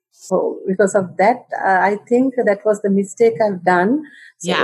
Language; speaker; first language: English; non-native, local second language; Sinhala